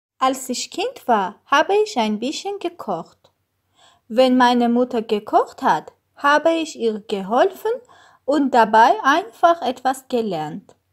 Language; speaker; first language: German; non-native, learner; Armenian